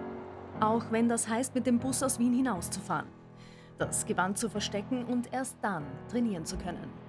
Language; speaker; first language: German; native; German